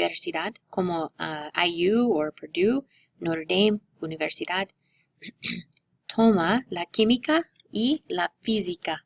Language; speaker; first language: Spanish; non-native, fluent; English